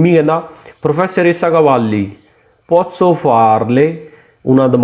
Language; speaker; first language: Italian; non-native, learner; Punjabi